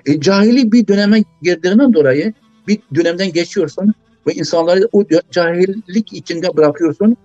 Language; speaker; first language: Turkish; non-native, local second language; Zaza